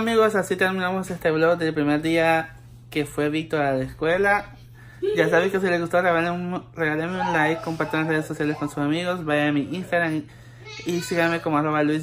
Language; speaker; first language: Spanish; native; Spanish